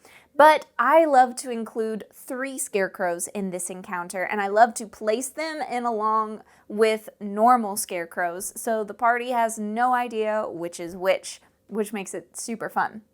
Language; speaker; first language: English; native; English